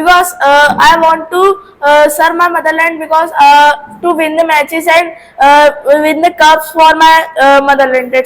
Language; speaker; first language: English; non-native, learner; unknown